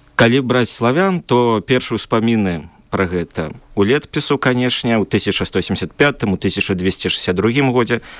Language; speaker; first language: Belarusian; native; Belarusian